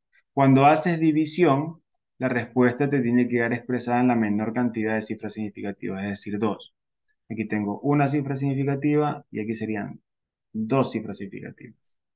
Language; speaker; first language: Spanish; native; Spanish